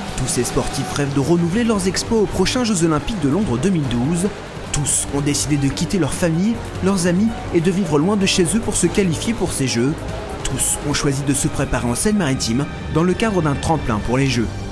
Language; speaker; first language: French; native; French